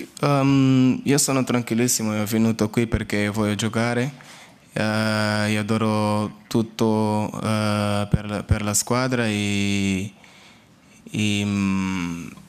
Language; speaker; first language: Italian; non-native, learner; Portuguese